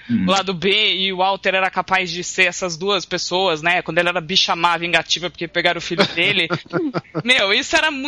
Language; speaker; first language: Portuguese; native; Portuguese